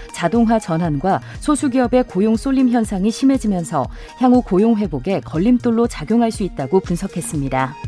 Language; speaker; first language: Korean; native; Korean